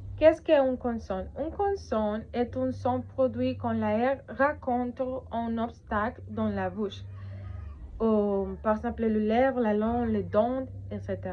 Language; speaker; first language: French; non-native, learner; Spanish